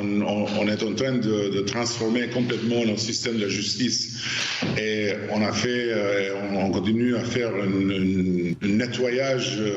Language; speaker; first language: French; non-native, fluent; Albanian